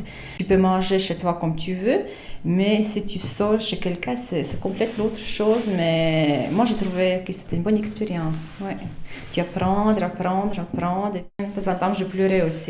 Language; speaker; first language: French; non-native, fluent; Latvian